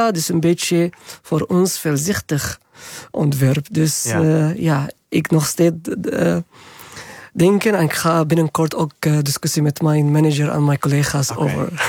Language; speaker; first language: Dutch; non-native, learner; Arabic